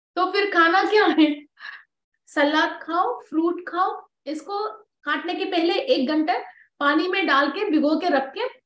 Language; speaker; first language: Hindi; non-native, local second language; Telugu